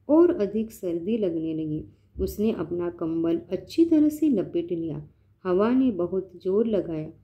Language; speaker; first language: Hindi; non-native, local second language; Marathi